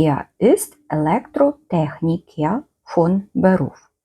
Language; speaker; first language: German; non-native, fluent; Ukrainian